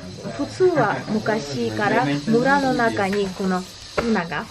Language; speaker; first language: Japanese; non-native, learner; Armenian